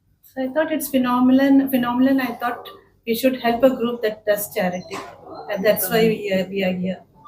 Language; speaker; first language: English; non-native, local second language; Malayalam